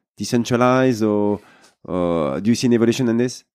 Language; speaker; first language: English; non-native, fluent; French